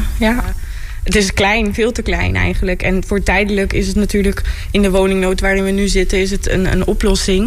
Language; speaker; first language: Dutch; native; Dutch